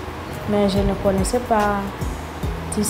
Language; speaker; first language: French; non-native, local second language; English